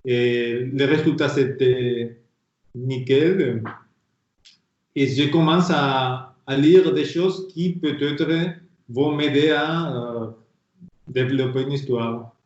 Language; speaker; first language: French; non-native, fluent; Spanish